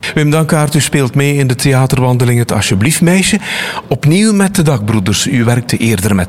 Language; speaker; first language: Dutch; native; Dutch